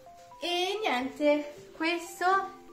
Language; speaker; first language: Italian; native; Italian